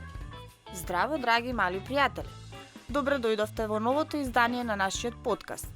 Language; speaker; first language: Macedonian; native; Macedonian